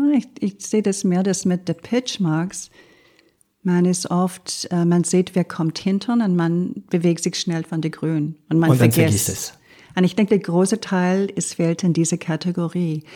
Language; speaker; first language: German; non-native, fluent; English